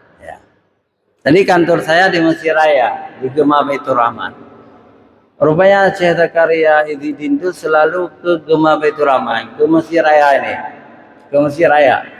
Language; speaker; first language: Malay; non-native, local second language; Achinese